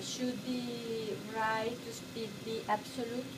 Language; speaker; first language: English; non-native, learner; Spanish